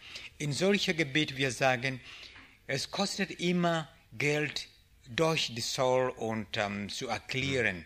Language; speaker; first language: German; non-native, learner; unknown